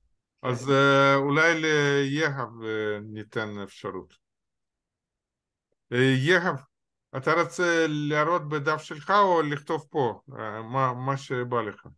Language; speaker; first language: Hebrew; non-native, fluent; Russian